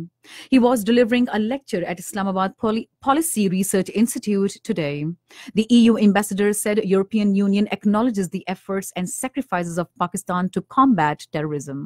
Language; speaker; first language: English; non-native, local second language; Urdu